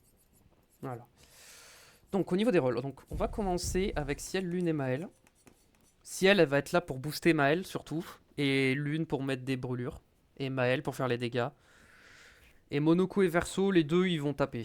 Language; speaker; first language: French; native; French